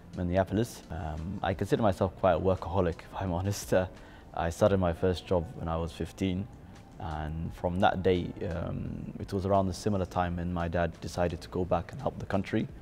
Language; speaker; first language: English; native; English